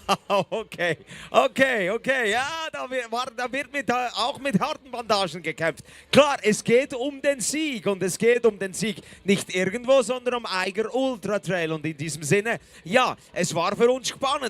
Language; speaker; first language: German; native; German